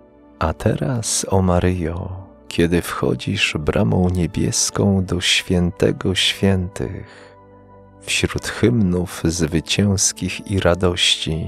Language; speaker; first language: Polish; native; Polish